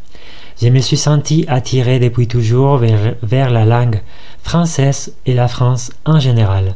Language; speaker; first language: French; non-native, fluent; Spanish